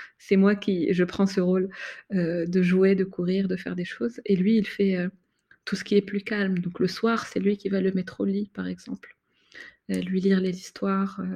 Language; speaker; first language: French; non-native, local second language; Arabic